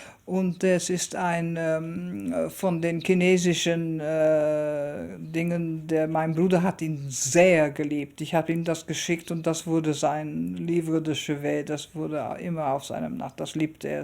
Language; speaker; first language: German; early bilingual, heritage; German